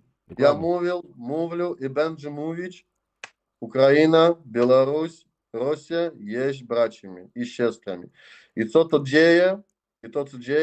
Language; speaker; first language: Polish; non-native, learner; Russian